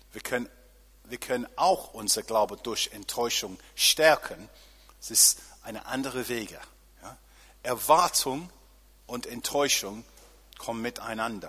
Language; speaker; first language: German; non-native, fluent; English